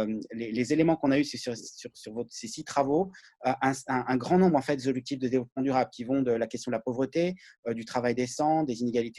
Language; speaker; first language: French; native; French